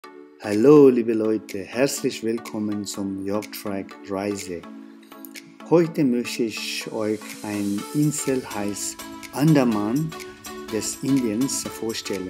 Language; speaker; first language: German; non-native, learner; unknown